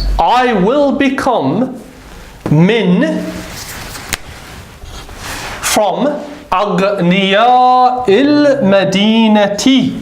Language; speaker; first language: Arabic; non-native, fluent; English